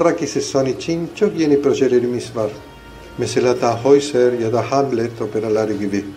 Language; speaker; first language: Turkish; non-native, fluent; Spanish